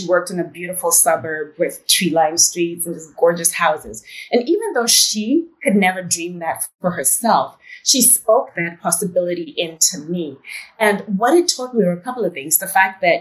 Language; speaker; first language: English; native; English